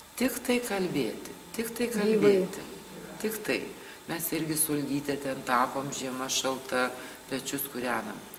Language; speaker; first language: Lithuanian; native; Lithuanian